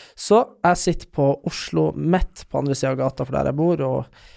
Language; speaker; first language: Norwegian; native; Norwegian